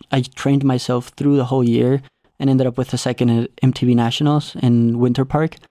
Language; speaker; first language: English; non-native, fluent; Spanish